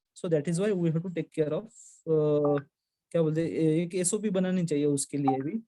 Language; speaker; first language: Hindi; non-native, local second language; Marathi